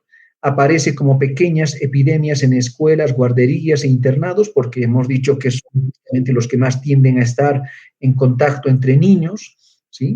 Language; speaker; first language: Spanish; native; Spanish